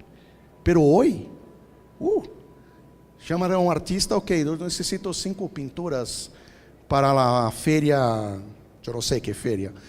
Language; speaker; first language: Spanish; non-native, fluent; Portuguese